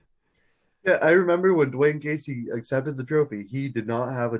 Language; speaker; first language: English; native; English